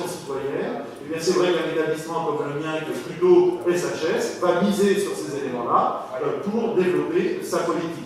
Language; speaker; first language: French; native; French